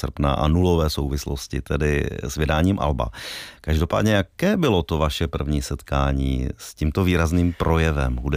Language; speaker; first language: Czech; native; Czech